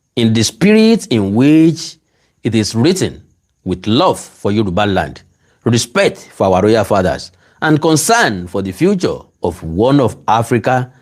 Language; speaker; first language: English; non-native, local second language; Yoruba